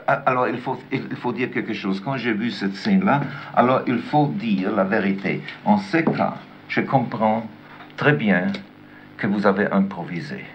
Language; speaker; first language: French; non-native, learner; German